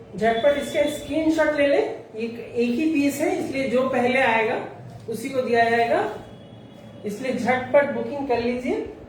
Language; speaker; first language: Hindi; non-native, local second language; Bangla